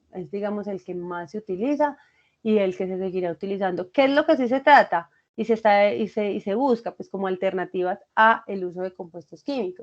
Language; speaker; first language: Spanish; native; Spanish